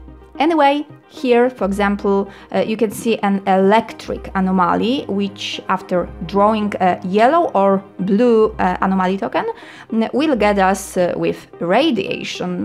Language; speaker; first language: English; non-native, fluent; Polish